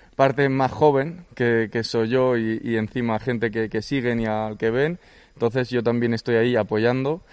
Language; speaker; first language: Spanish; early bilingual, other home language; Georgian